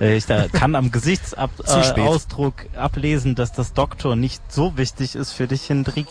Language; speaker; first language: German; native; German